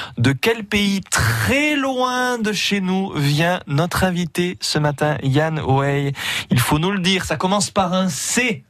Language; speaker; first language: French; native; French